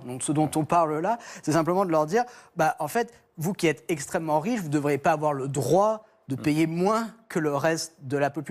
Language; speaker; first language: French; native; French